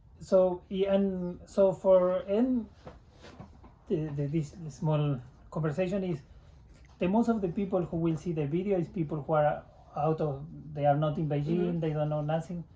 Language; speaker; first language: English; non-native, learner; Spanish